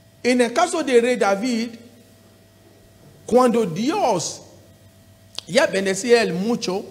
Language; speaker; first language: Spanish; non-native, learner; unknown